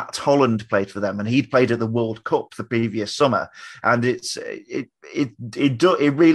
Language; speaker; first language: English; native; English